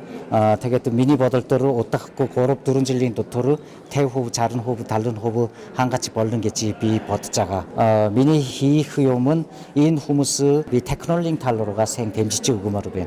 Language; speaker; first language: Mongolian; non-native, fluent; Korean